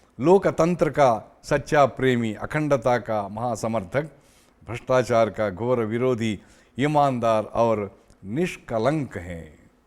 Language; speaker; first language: Hindi; non-native, local second language; Telugu